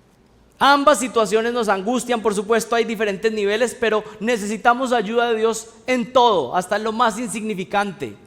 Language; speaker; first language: Spanish; native; Spanish